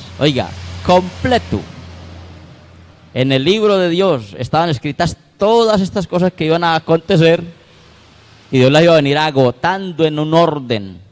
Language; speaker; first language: Spanish; native; Spanish